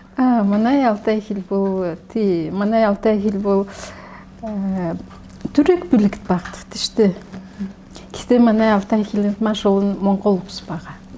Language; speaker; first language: Mongolian; non-native, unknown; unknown